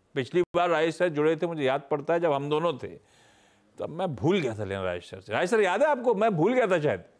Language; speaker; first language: Hindi; native; Hindi